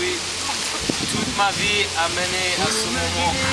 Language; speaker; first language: French; non-native, learner; English